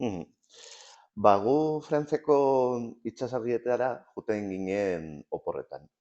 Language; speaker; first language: Basque; non-native, local second language; Spanish